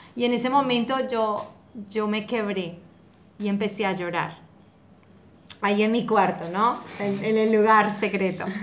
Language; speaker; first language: Spanish; native; Spanish